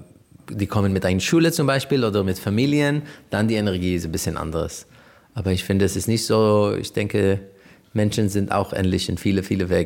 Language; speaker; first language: German; non-native, fluent; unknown